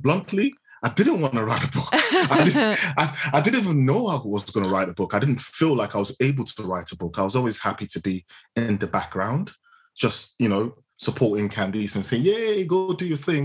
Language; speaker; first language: English; non-native, local second language; Yoruba